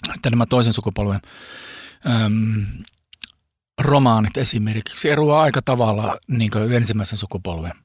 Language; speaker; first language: Finnish; early bilingual, heritage; Finnish